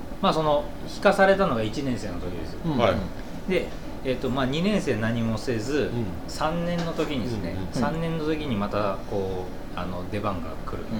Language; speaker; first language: Japanese; native; Japanese